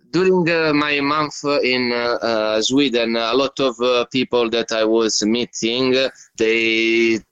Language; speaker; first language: English; non-native, learner; Italian